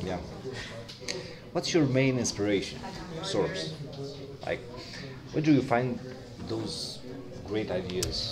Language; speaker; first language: English; non-native, fluent; Romanian